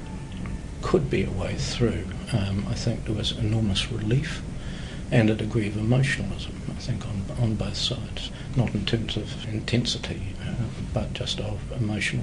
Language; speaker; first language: English; native; English